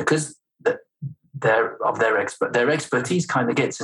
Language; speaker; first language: English; non-native, fluent; French